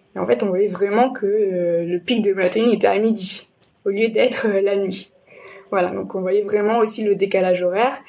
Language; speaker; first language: French; native; French